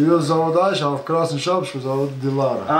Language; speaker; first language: Russian; non-native, local second language; Azerbaijani